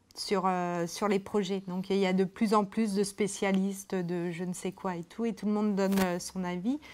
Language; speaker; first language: French; native; French